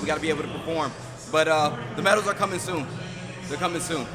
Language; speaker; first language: English; native; English